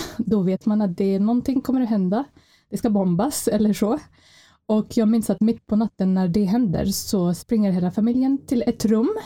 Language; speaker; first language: Swedish; non-native, fluent; Arabic